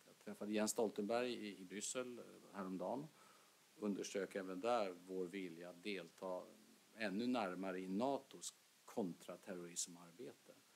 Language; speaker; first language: Swedish; native; Swedish